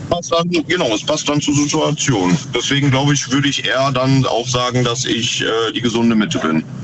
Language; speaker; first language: German; native; German